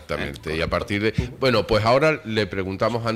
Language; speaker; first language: Spanish; native; Spanish